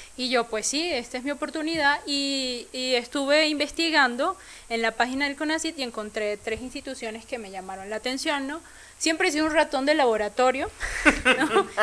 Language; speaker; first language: Spanish; native; Spanish